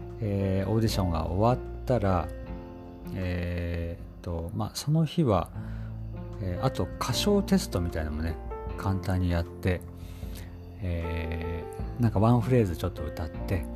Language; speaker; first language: Japanese; native; Japanese